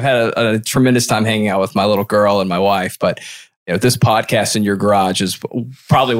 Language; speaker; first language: English; native; English